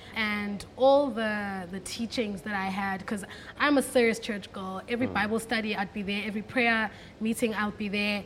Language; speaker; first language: English; non-native, local second language; Xhosa